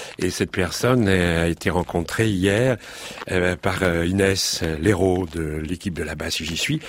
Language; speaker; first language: French; native; French